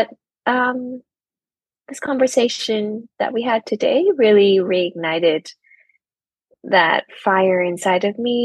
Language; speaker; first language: English; non-native, local second language; Cantonese